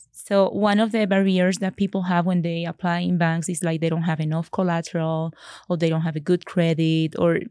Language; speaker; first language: English; non-native, fluent; Spanish